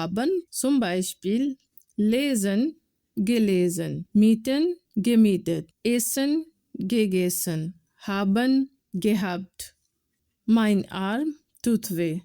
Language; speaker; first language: German; non-native, fluent; Urdu